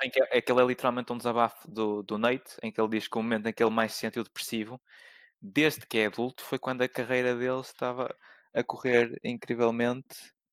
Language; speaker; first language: Portuguese; native; Portuguese